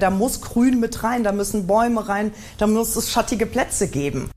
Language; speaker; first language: German; native; German